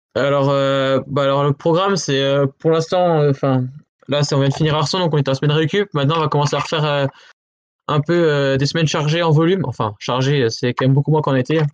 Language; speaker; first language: French; native; French